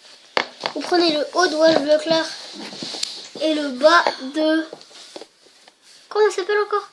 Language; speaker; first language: French; native; French